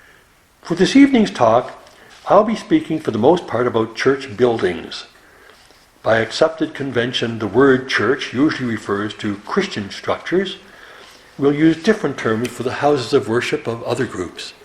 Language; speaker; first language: English; native; English